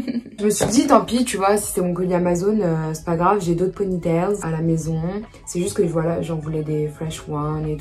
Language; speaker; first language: French; native; French